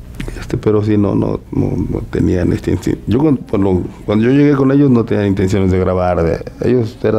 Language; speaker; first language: Spanish; native; Spanish